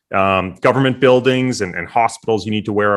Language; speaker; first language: English; native; English